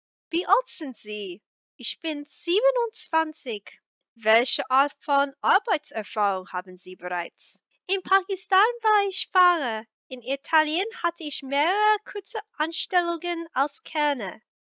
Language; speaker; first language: German; non-native, learner; English